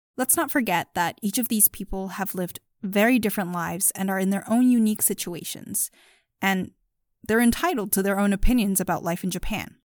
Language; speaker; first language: English; early bilingual, other home language; Japanese